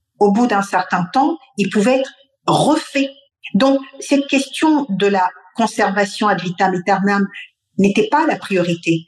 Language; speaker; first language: French; non-native, local second language; Bambara